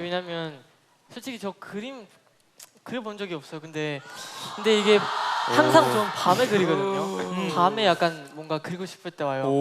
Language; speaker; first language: Korean; non-native, fluent; Chinese